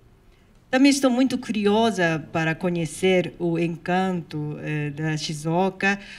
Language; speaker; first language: Portuguese; non-native, fluent; Japanese